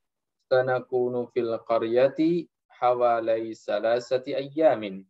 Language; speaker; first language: Arabic; non-native, fluent; Indonesian